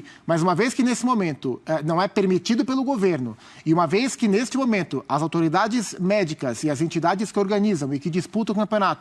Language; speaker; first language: Portuguese; native; Portuguese